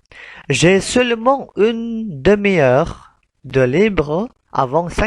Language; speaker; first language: French; non-native, fluent; Indonesian